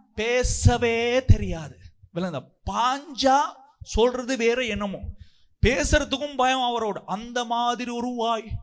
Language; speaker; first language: Tamil; non-native, local second language; Sinhala